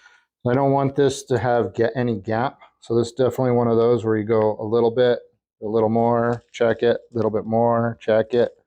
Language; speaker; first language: English; native; English